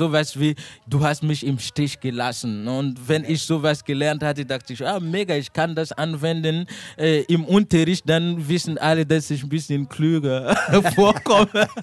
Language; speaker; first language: German; non-native, fluent; Mossi